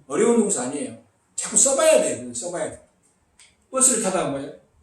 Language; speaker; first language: Korean; native; Korean